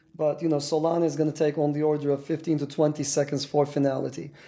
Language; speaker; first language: English; non-native, fluent; Turkish